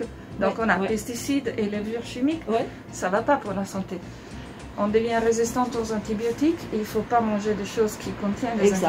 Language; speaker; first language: French; non-native, fluent; Italian